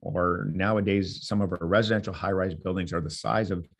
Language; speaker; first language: English; native; English